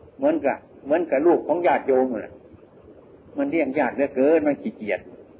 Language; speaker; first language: Thai; non-native, local second language; Northeastern Thai